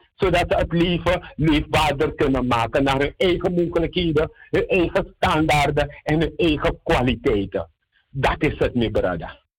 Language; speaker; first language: Dutch; native; Dutch